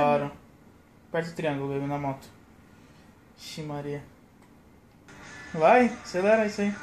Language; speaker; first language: Portuguese; native; Portuguese